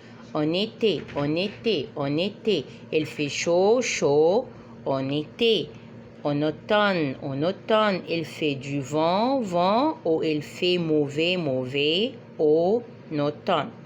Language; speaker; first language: French; non-native, fluent; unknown